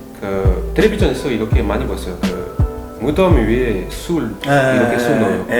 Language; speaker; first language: Korean; non-native, learner; French